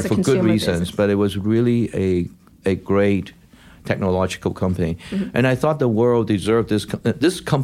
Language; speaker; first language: English; non-native, local second language; Cantonese